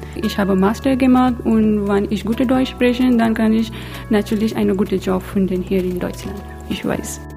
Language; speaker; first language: German; non-native, learner; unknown